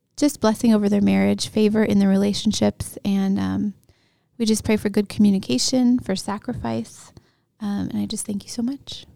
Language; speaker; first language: English; native; English